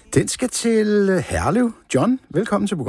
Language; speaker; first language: Danish; native; Danish